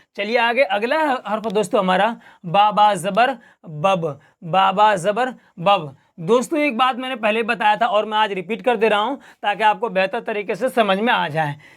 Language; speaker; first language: Hindi; native; Hindi